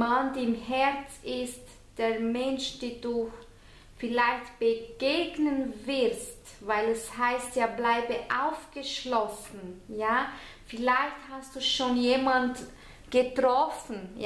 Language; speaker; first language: German; non-native, fluent; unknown